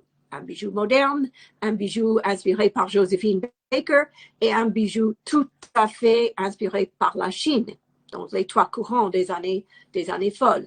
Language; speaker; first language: French; non-native, fluent; English